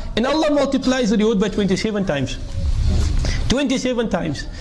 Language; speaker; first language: English; native; English